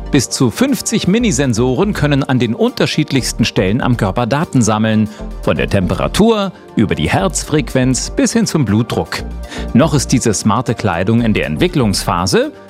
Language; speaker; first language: German; native; German